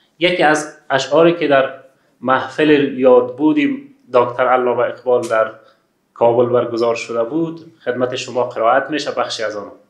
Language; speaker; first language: Persian; native; Persian